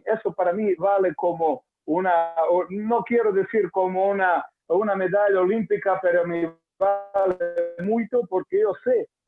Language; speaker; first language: Portuguese; non-native, learner; Croatian